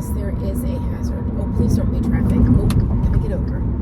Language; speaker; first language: English; native; English